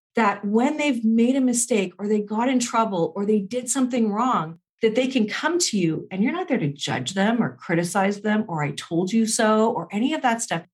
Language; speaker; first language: English; native; English